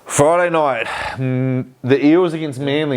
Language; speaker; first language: English; native; English